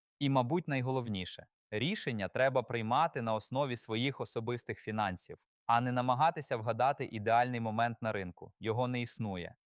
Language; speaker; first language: Ukrainian; native; Ukrainian